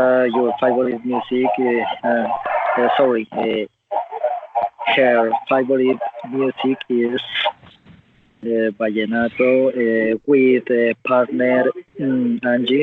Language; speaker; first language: English; non-native, learner; Spanish